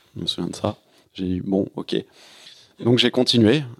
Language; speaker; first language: French; native; French